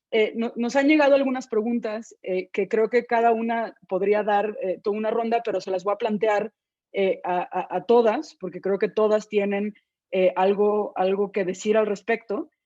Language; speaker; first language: Spanish; native; Spanish